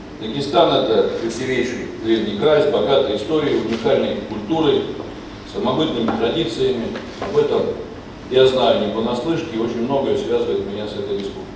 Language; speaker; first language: Russian; native; Russian